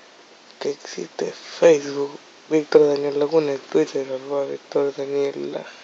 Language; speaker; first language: Spanish; native; Spanish